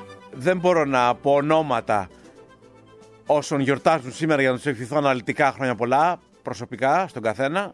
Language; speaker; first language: Greek; native; Greek